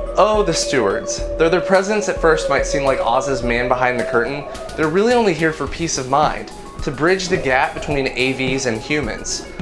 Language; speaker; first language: English; native; English